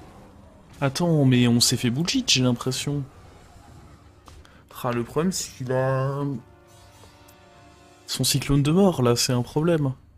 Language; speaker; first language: French; native; French